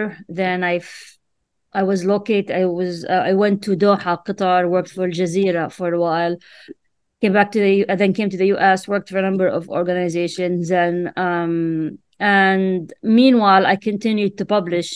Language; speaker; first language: English; non-native, fluent; Arabic